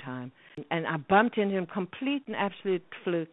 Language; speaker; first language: English; native; English